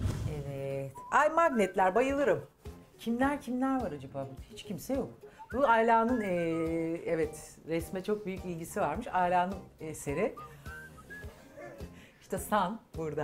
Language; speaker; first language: Turkish; native; Turkish